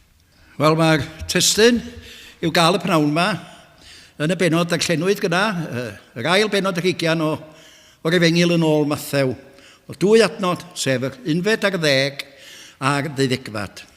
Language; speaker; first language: Welsh; native; Welsh